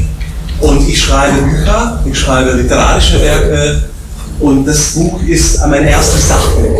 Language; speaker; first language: German; non-native, fluent; Slovak